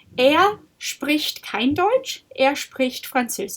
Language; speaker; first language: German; non-native, fluent; English